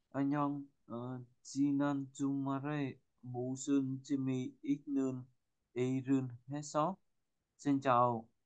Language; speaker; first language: Korean; non-native, learner; Vietnamese